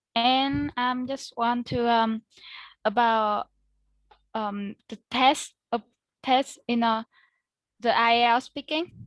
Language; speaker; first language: English; non-native, learner; Vietnamese